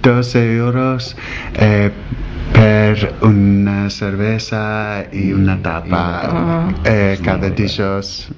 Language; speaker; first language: Catalan; non-native, learner; English